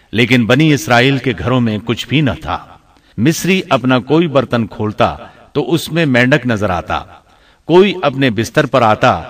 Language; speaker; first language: Urdu; native; Urdu